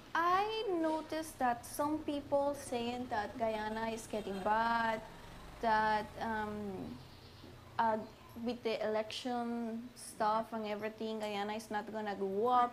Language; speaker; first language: English; non-native, fluent; Spanish